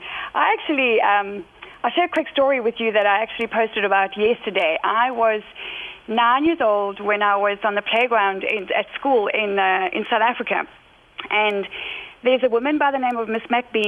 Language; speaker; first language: English; native; English